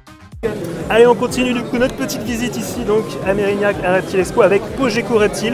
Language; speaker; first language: French; native; French